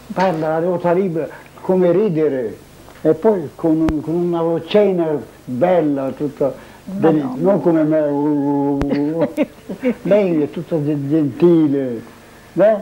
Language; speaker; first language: Italian; native; Italian